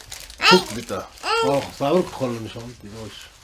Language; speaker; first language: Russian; non-native, local second language; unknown